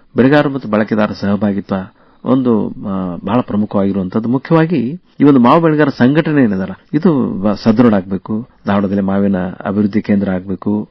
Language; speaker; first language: Kannada; native; Kannada